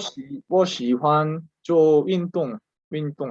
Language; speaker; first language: Chinese; non-native, learner; Korean